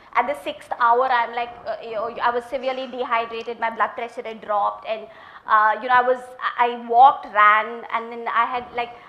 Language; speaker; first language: English; non-native, local second language; Malayalam